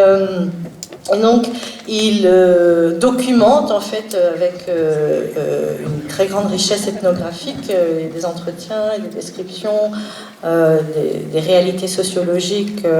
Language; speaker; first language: French; native; French